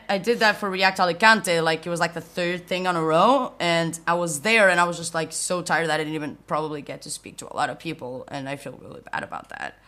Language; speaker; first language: English; non-native, fluent; Portuguese